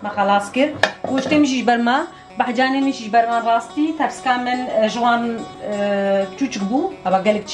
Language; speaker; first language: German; non-native, learner; Central Kurdish